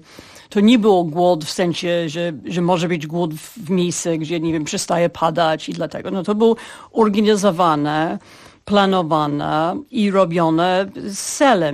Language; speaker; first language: Polish; non-native, fluent; English